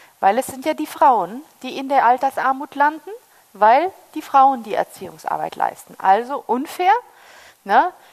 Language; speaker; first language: German; early bilingual, heritage; German